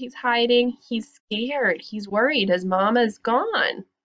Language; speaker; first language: English; native; English